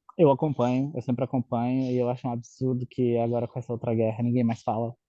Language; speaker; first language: Portuguese; native; Portuguese